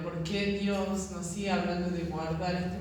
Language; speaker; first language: Spanish; native; Spanish